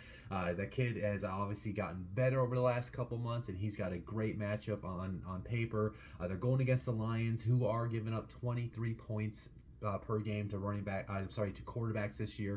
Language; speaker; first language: English; native; English